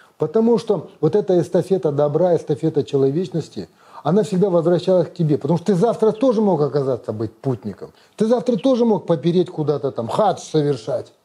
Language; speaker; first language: Russian; non-native, local second language; Kazakh